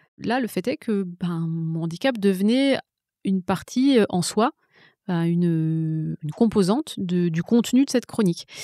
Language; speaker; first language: French; native; French